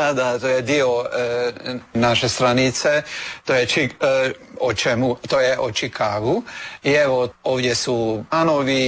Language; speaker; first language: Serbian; early bilingual, heritage; Serbian